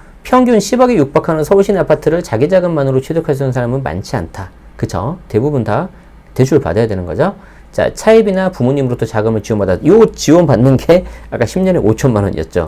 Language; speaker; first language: Korean; native; Korean